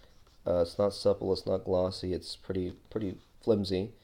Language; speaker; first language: English; native; English